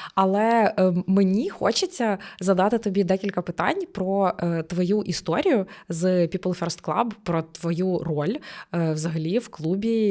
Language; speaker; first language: Ukrainian; native; Ukrainian